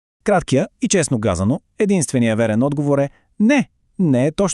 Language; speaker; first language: Bulgarian; native; Bulgarian